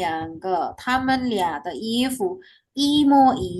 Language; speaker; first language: Chinese; non-native, fluent; Indonesian